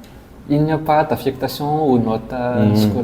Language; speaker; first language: French; non-native, local second language; Malagasy